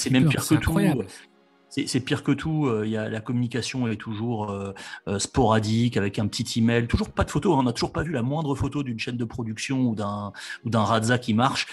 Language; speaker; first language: French; native; French